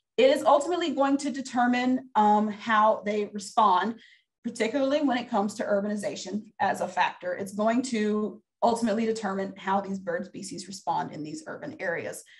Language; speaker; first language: English; native; English